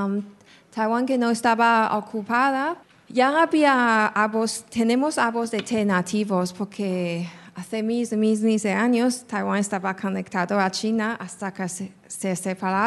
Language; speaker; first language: Spanish; non-native, fluent; Chinese